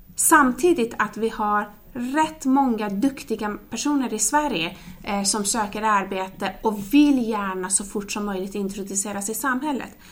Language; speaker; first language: Swedish; non-native, fluent; Persian